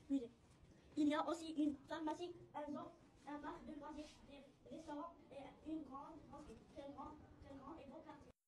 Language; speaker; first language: French; non-native, learner; Arabic